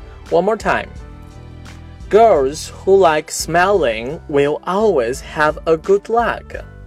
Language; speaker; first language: English; non-native, fluent; Chinese